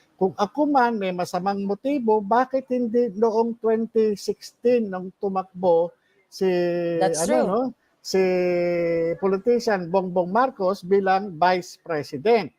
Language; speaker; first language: Filipino; native; Filipino